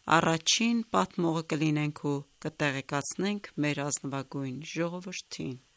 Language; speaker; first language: Armenian; native; Armenian